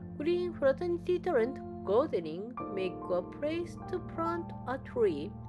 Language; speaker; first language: English; non-native, learner; Japanese